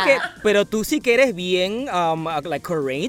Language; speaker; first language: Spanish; early bilingual, heritage; Spanish